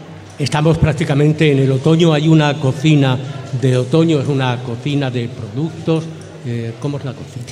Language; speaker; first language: Spanish; native; Spanish